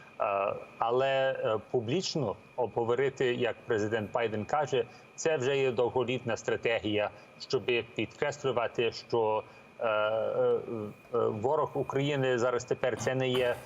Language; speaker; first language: Ukrainian; early bilingual, heritage; Ukrainian